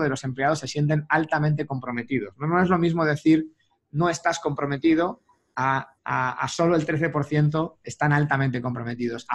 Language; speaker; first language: Spanish; native; Spanish